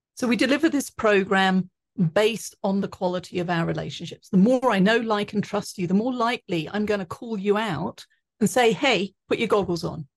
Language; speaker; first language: English; native; English